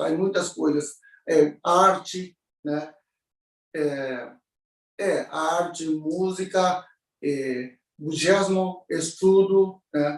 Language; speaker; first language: Portuguese; non-native, learner; Japanese